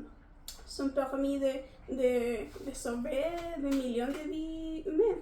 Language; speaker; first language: French; non-native, learner; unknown